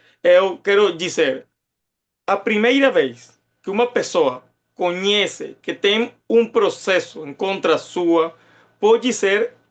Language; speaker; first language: Portuguese; non-native, fluent; Spanish